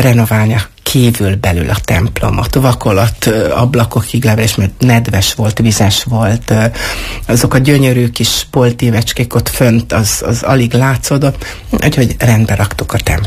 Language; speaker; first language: Hungarian; native; Hungarian